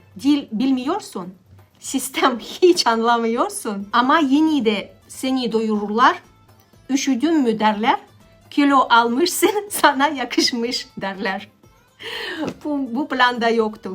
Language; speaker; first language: Turkish; non-native, fluent; Russian